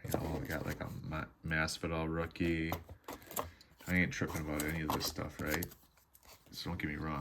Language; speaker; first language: English; native; English